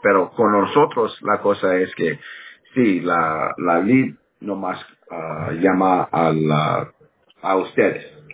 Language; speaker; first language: Spanish; non-native, learner; English